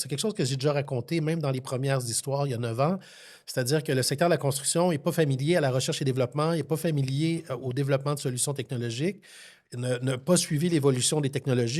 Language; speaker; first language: French; native; French